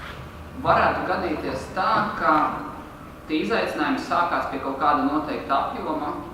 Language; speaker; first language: Latvian; native; Latvian